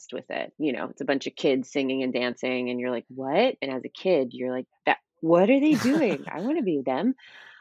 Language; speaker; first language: English; native; English